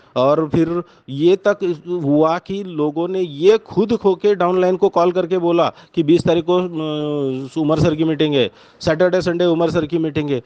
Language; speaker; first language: Hindi; non-native, local second language; Marathi